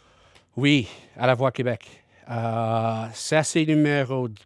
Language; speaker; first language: French; non-native, learner; English